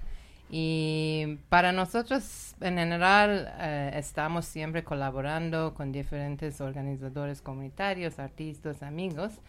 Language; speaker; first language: Spanish; non-native, learner; Persian